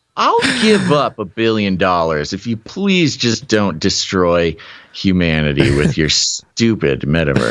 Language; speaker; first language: English; native; English